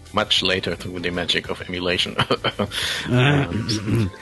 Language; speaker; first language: English; non-native, fluent; German